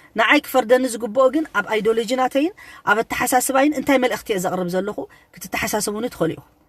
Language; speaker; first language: Tigrinya; native; Tigrinya